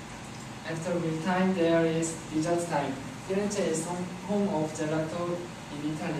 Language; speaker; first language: English; non-native, learner; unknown